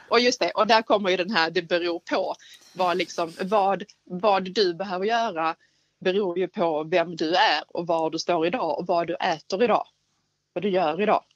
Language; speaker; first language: Swedish; native; Swedish